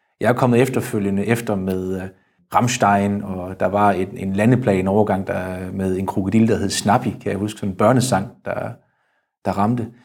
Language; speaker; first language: Danish; native; Danish